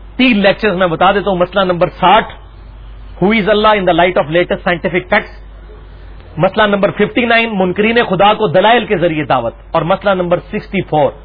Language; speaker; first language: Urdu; non-native, local second language; Punjabi